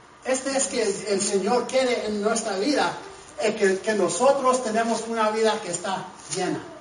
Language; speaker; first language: Spanish; non-native, learner; English